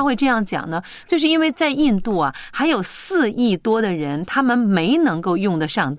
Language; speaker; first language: Chinese; native; Chinese